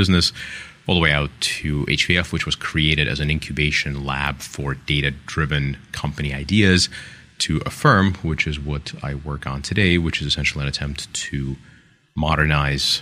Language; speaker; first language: English; non-native, fluent; Ukrainian